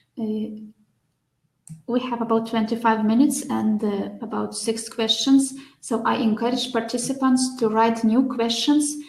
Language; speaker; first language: English; non-native, fluent; Lithuanian